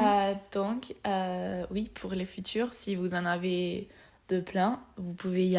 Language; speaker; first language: French; non-native, learner; Spanish